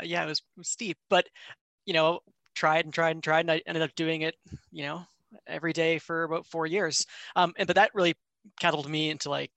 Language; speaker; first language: English; native; English